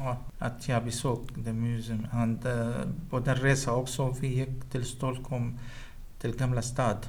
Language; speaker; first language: Swedish; non-native, learner; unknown